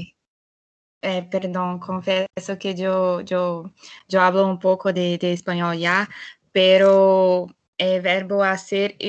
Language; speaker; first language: Spanish; non-native, learner; Portuguese